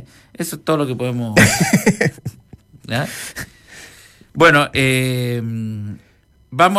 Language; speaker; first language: Spanish; native; Spanish